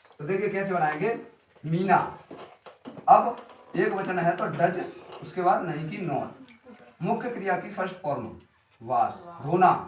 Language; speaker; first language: Hindi; native; Hindi